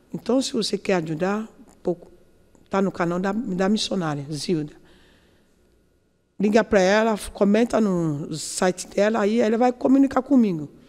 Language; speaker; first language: Portuguese; non-native, learner; Yoruba